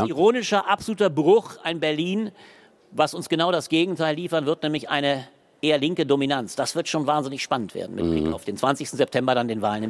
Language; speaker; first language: German; native; German